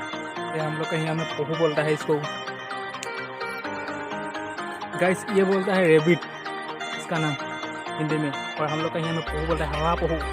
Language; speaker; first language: Hindi; non-native, local second language; Assamese